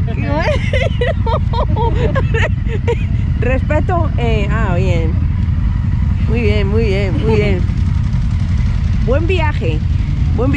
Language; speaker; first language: Spanish; native; Spanish